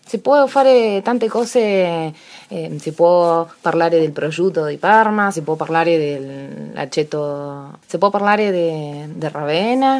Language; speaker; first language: Italian; early bilingual, heritage; Spanish